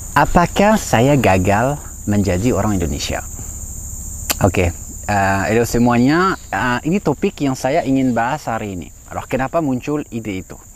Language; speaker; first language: Indonesian; non-native, fluent; French